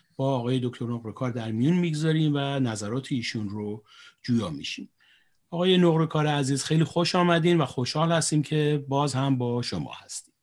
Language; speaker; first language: Persian; native; Persian